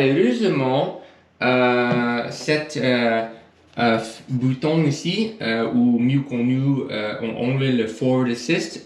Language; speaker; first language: French; non-native, learner; English